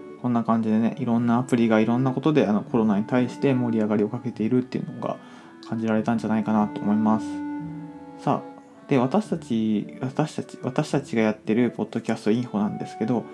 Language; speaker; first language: Japanese; native; Japanese